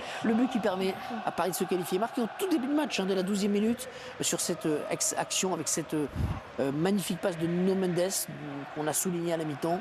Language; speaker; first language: French; native; French